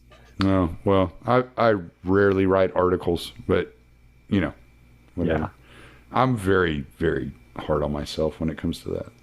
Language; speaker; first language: English; native; English